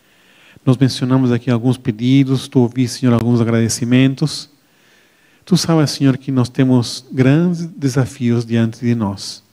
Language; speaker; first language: Portuguese; native; Portuguese